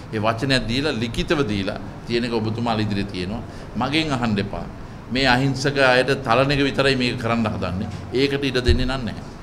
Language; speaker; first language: Sinhala; native; Sinhala